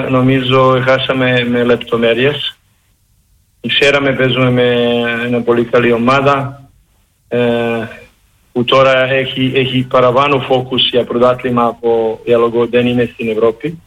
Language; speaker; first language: Greek; non-native, learner; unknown